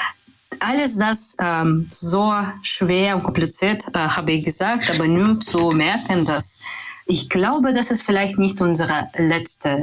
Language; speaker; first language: German; non-native, learner; Russian